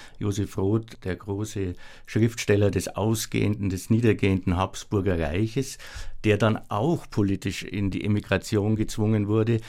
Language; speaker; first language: German; native; German